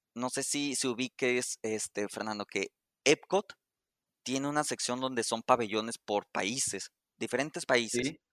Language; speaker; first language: Spanish; native; Spanish